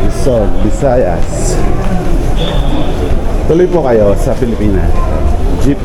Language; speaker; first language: Filipino; non-native, local second language; Pampanga